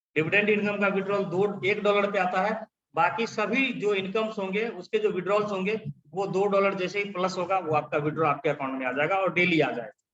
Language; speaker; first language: Hindi; native; Hindi